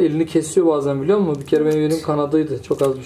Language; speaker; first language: Turkish; native; Turkish